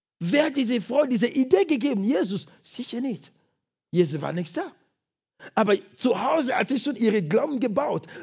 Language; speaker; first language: German; non-native, fluent; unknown